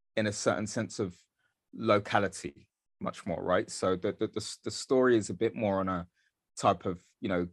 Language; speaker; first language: English; native; English